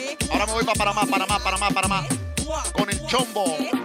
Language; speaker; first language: Spanish; native; Spanish